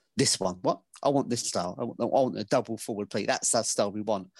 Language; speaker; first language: English; native; English